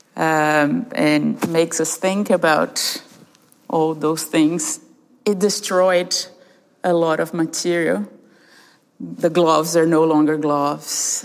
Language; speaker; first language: English; early bilingual, other home language; Portuguese